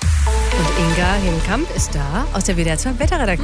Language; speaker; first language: German; native; German